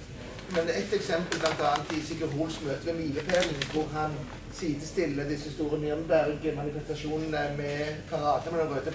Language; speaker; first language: Norwegian; native; Norwegian